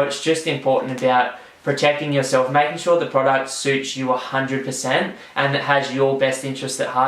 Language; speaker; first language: English; native; English